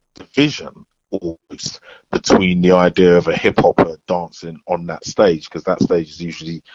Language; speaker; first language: English; native; English